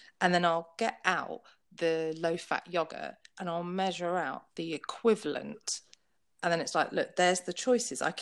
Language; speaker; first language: English; native; English